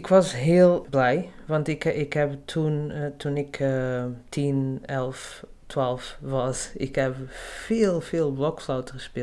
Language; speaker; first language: Dutch; non-native, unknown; Portuguese